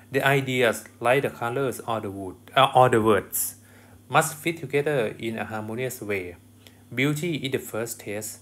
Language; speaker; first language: English; non-native, fluent; Thai